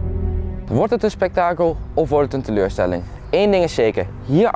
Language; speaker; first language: Dutch; native; Dutch